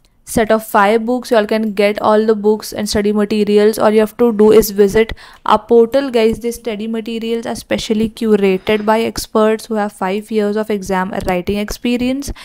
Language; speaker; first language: English; non-native, local second language; Hindi